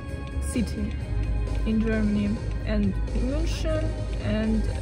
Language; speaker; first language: English; non-native, learner; Russian